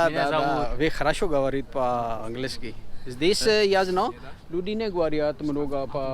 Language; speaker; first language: Russian; non-native, learner; Urdu